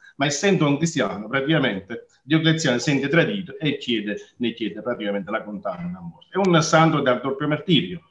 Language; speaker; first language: Italian; native; Italian